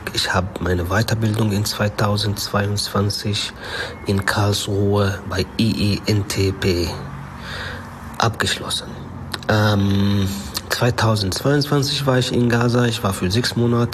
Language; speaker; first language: German; non-native, learner; Arabic